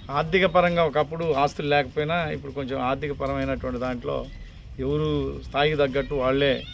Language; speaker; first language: Telugu; native; Telugu